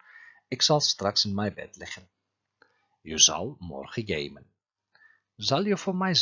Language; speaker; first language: Dutch; non-native, fluent; Turkish